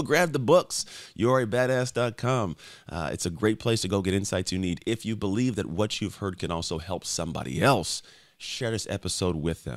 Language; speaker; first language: English; native; English